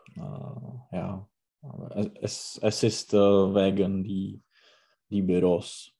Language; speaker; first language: German; non-native, learner; Czech